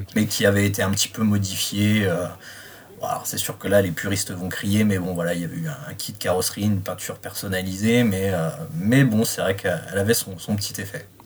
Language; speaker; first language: French; native; French